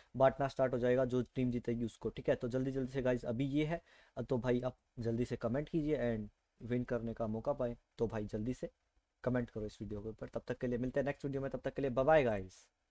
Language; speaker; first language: Hindi; native; Hindi